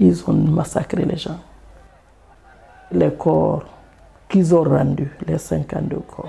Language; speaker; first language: French; non-native, local second language; Fula